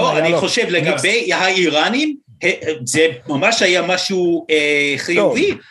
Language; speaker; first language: Hebrew; non-native, fluent; English